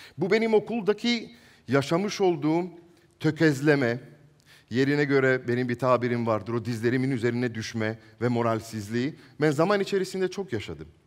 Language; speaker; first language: Turkish; non-native, local second language; Italian